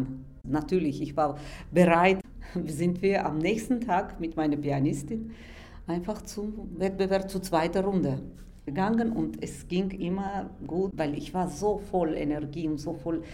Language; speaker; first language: German; non-native, fluent; Armenian